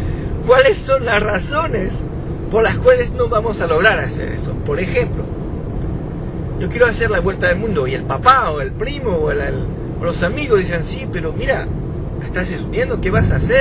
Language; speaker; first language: Spanish; non-native, fluent; French